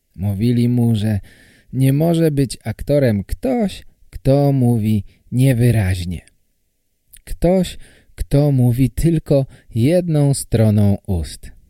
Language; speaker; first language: Polish; native; Polish